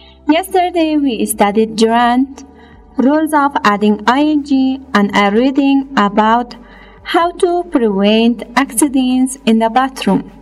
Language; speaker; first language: English; non-native, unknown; Persian